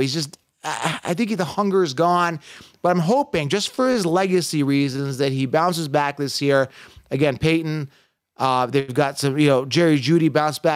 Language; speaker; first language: English; native; English